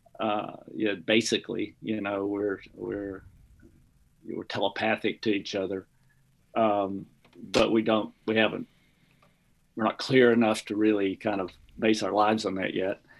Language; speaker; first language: English; native; English